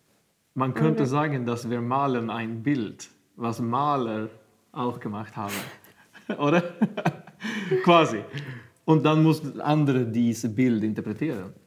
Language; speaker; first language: German; non-native, fluent; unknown